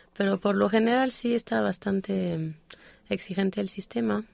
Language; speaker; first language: Spanish; non-native, fluent; French